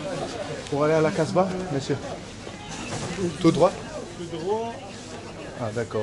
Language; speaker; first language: French; non-native, learner; Spanish